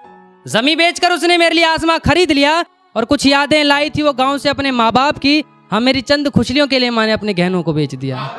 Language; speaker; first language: Hindi; native; Hindi